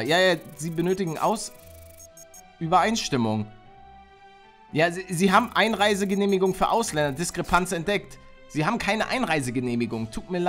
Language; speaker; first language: German; native; German